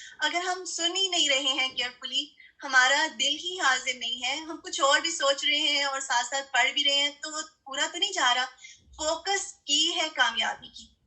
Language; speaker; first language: Urdu; native; Urdu